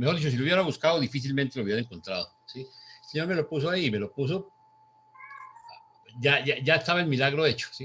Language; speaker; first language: Spanish; native; Spanish